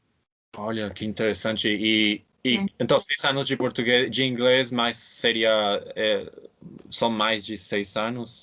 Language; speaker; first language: Portuguese; non-native, fluent; English